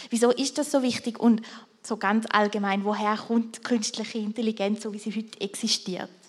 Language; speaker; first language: German; native; German